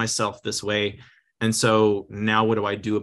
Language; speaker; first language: English; native; English